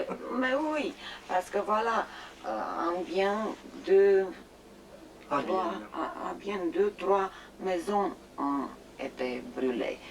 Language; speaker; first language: French; non-native, fluent; Romanian